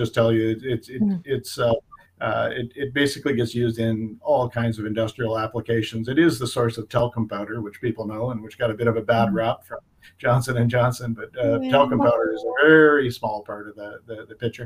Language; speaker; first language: English; native; English